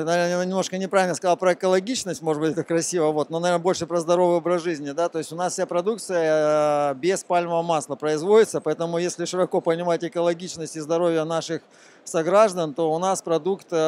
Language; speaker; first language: Russian; native; Russian